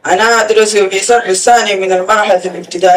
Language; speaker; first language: Arabic; non-native, learner; Rohingya